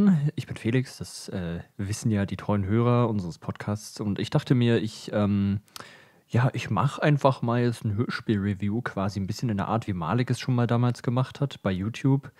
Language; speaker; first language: German; native; German